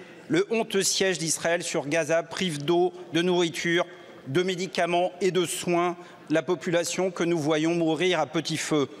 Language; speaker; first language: French; native; French